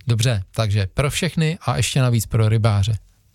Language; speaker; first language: Czech; native; Czech